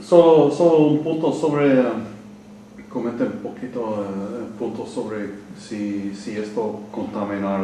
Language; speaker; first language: Spanish; non-native, learner; English